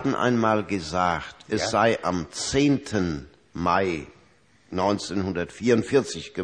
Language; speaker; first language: German; native; German